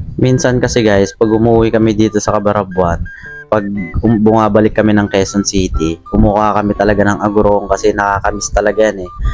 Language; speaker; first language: Filipino; non-native, local second language; Iloko